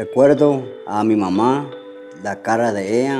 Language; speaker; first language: Spanish; early bilingual, heritage; Spanish